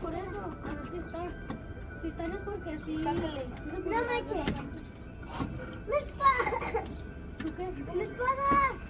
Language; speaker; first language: Spanish; native; Spanish